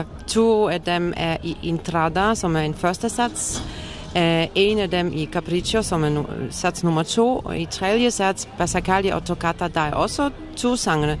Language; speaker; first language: Danish; non-native, fluent; Polish